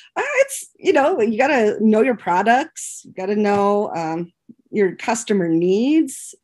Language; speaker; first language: English; native; English